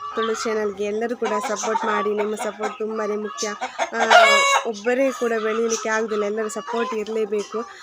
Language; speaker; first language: Kannada; non-native, local second language; Tulu